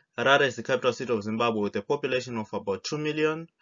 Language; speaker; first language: English; non-native, local second language; Shona